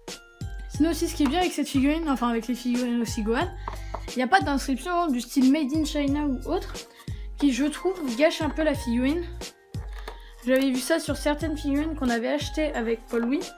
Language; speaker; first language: French; native; French